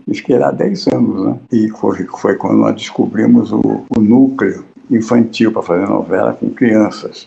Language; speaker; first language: Portuguese; native; Portuguese